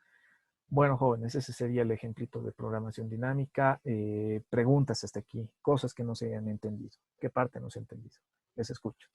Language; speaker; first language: Spanish; native; Spanish